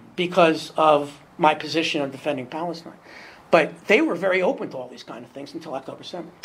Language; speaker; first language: English; native; English